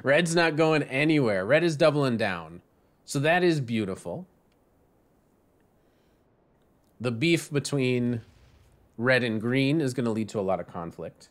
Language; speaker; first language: English; native; English